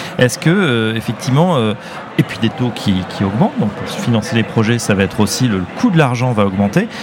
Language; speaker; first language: French; native; French